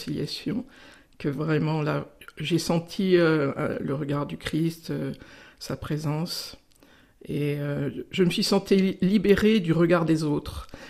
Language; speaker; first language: French; native; French